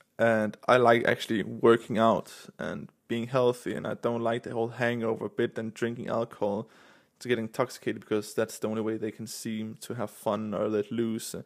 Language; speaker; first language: English; non-native, fluent; Danish